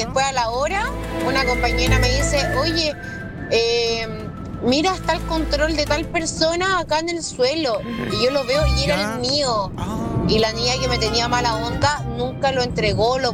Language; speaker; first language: Spanish; native; Spanish